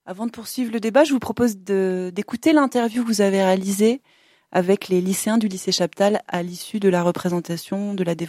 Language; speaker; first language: French; native; French